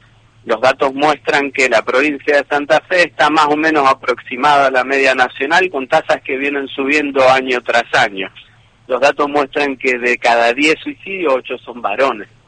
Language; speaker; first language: Spanish; native; Spanish